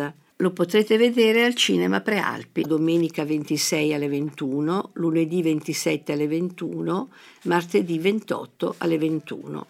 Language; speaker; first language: Italian; native; Italian